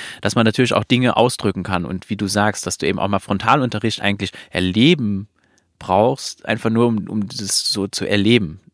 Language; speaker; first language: German; non-native, fluent; Luxembourgish